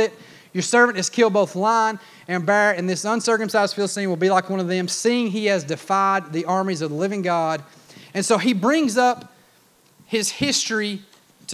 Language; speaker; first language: English; native; English